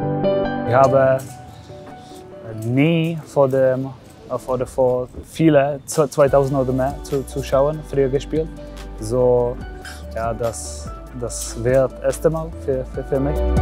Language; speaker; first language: German; non-native, learner; Czech